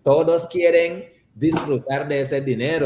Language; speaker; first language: Spanish; early bilingual, heritage; Spanish